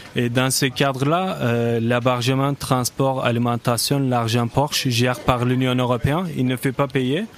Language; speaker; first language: French; non-native, fluent; Turkish